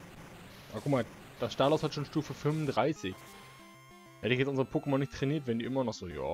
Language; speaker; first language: German; native; German